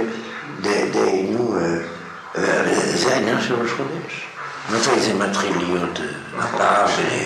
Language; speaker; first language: Hebrew; non-native, fluent; French